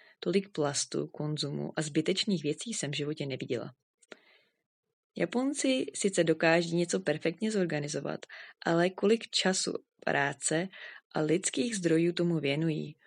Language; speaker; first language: Czech; native; Czech